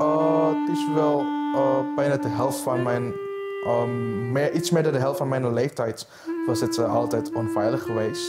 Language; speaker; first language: Dutch; non-native, fluent; Indonesian